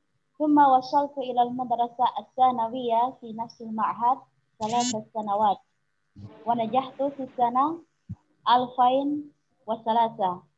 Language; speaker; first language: Arabic; non-native, learner; Indonesian